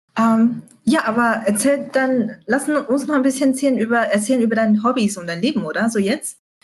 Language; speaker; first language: German; non-native, fluent; Chinese